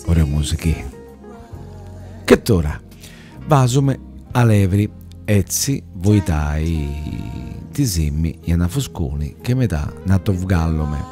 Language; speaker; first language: Greek; non-native, learner; Italian